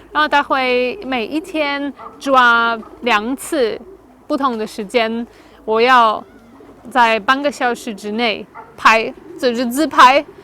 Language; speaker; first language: Chinese; non-native, fluent; Polish